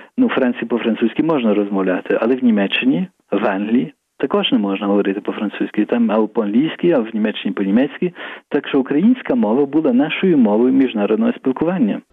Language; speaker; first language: Ukrainian; early bilingual, heritage; Ukrainian